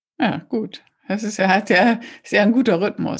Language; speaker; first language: German; native; German